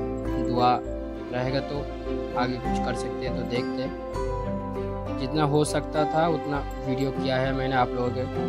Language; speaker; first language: Hindi; non-native, local second language; Bangla